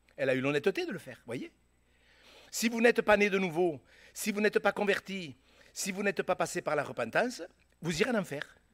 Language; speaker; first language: French; native; French